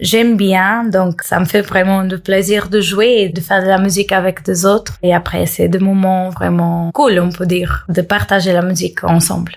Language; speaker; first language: French; non-native, fluent; Portuguese